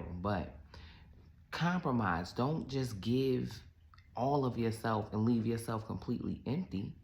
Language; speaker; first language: English; native; English